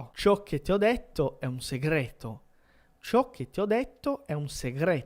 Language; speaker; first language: Italian; non-native, fluent; Portuguese